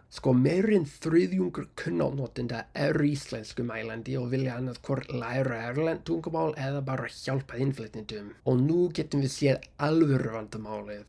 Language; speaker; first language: Icelandic; non-native, fluent; English